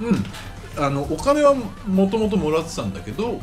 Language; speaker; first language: Japanese; native; Japanese